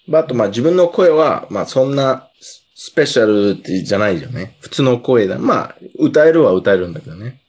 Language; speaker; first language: Japanese; non-native, fluent; English